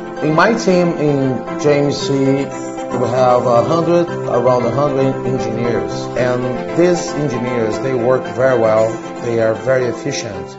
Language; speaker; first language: English; non-native, fluent; Portuguese